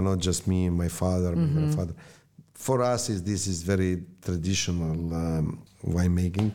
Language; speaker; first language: English; non-native, learner; Slovenian